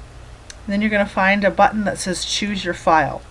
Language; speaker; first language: English; native; English